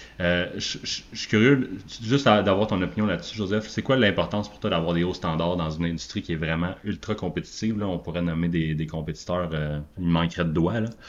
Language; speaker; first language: French; native; French